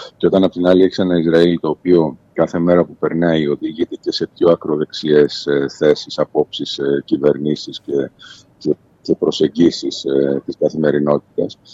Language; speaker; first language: Greek; native; Greek